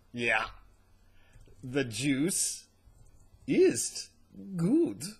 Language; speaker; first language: German; non-native, learner; English